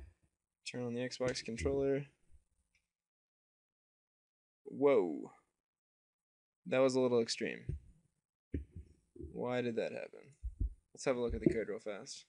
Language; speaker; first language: English; native; English